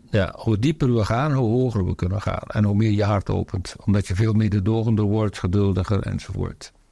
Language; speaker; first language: Dutch; native; Dutch